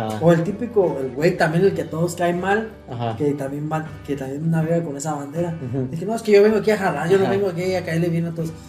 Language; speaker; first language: Spanish; native; Spanish